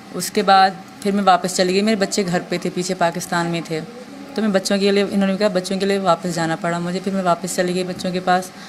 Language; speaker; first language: Urdu; non-native, local second language; Sindhi